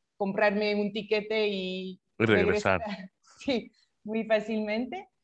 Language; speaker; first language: Spanish; non-native, fluent; French